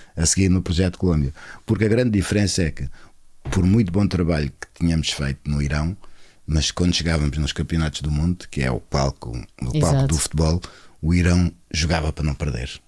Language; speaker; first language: Portuguese; non-native, local second language; Kabuverdianu